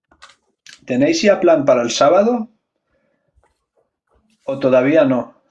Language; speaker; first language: Spanish; non-native, fluent; French